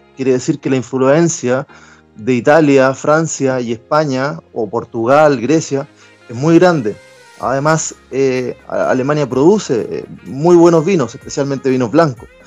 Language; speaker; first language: Spanish; native; Spanish